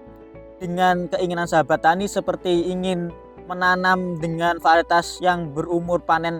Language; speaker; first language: Indonesian; native; Indonesian